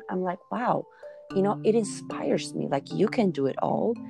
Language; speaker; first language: English; non-native, fluent; Albanian